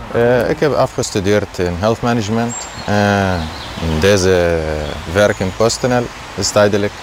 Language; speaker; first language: Dutch; non-native, learner; Arabic